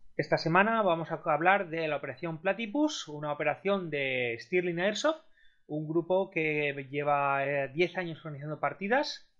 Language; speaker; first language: Spanish; native; Spanish